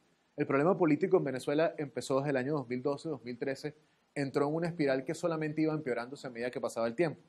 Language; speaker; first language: Spanish; native; Spanish